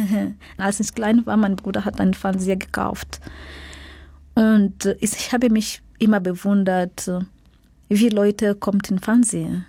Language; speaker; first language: German; non-native, fluent; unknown